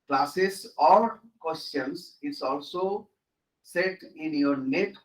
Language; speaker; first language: English; non-native, local second language; Bangla